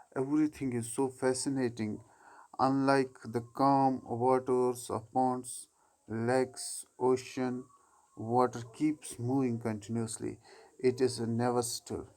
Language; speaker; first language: English; non-native, local second language; Urdu